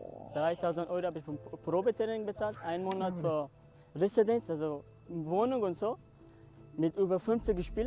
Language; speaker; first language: German; non-native, learner; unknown